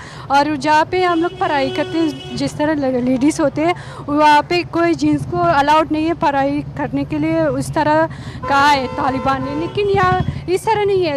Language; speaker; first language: Hindi; non-native, learner; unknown